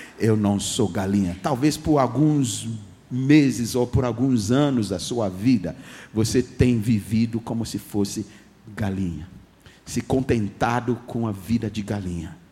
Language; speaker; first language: Portuguese; non-native, fluent; English